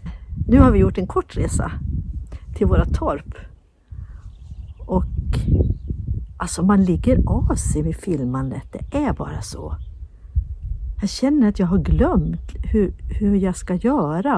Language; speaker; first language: Swedish; native; Swedish